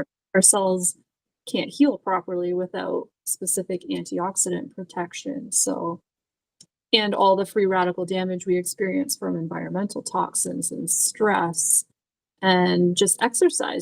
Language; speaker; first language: English; native; English